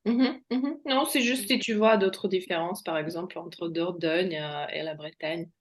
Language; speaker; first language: French; non-native, fluent; Slovak